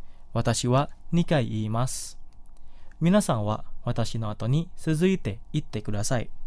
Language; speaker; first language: Japanese; non-native, fluent; Indonesian